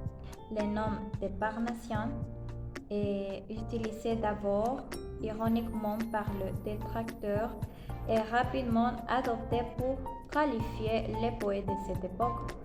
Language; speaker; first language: French; non-native, learner; Spanish